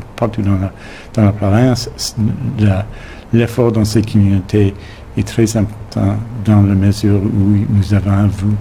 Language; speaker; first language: French; non-native, local second language; English